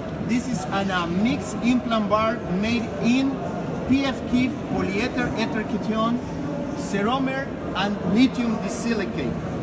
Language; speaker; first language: English; non-native, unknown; Spanish